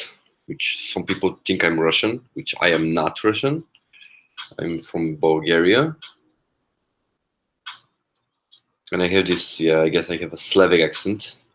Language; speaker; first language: English; non-native, fluent; Korean